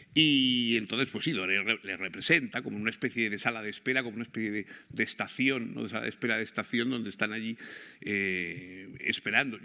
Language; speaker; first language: Spanish; native; Spanish